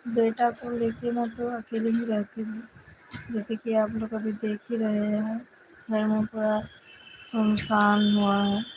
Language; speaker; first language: Hindi; non-native, local second language; Bangla